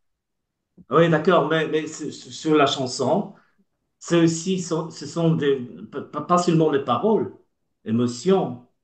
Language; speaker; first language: French; non-native, learner; Polish